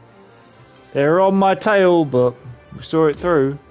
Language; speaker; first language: English; native; English